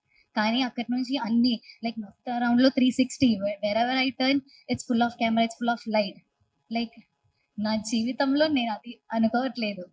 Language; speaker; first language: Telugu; non-native, learner; Malayalam